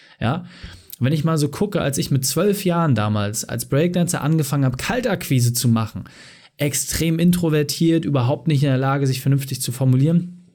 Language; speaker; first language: German; native; German